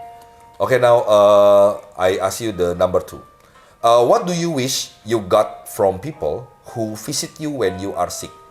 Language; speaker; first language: English; non-native, learner; Indonesian